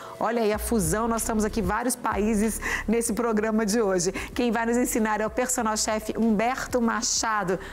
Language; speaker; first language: Portuguese; native; Portuguese